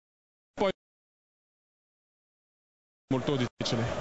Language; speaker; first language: Italian; non-native, fluent; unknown